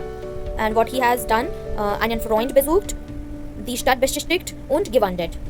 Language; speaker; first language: German; non-native, fluent; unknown